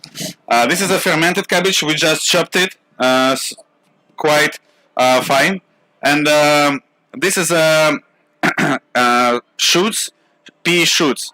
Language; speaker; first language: English; non-native, learner; Russian